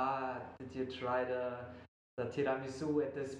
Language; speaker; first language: English; non-native, fluent; German